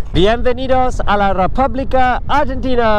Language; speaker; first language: Spanish; non-native, learner; English